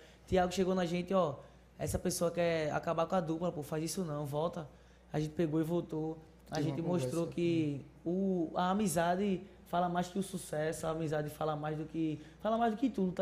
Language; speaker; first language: Portuguese; native; Portuguese